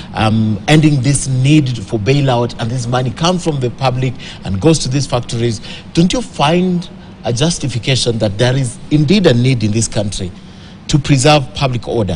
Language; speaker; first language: English; non-native, local second language; Swahili